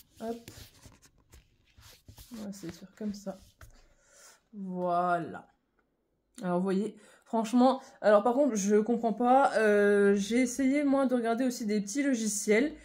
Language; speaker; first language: French; native; French